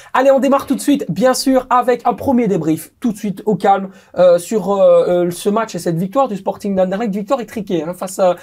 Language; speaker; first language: French; native; French